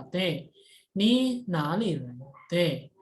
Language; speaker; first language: Chinese; non-native, fluent; Indonesian